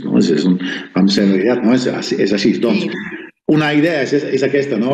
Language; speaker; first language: Catalan; non-native, fluent; Spanish